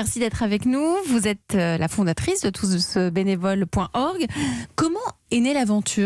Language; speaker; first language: French; native; French